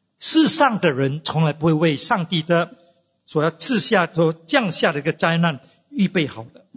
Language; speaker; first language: Chinese; native; Chinese